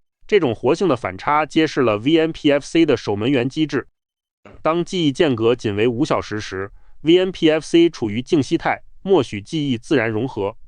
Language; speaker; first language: Chinese; native; Chinese